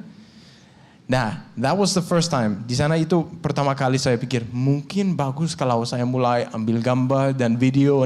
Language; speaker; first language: Indonesian; non-native, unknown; Danish